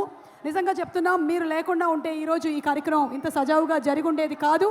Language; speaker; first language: Telugu; native; Telugu